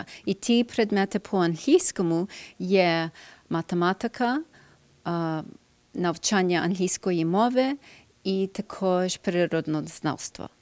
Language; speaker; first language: Ukrainian; early bilingual, heritage; Ukrainian